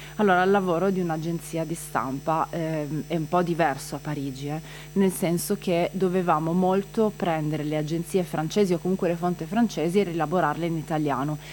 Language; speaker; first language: Italian; native; Italian